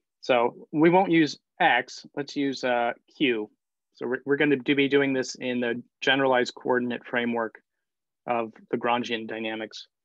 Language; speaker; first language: English; native; English